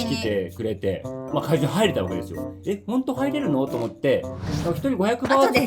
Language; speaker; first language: Japanese; native; Japanese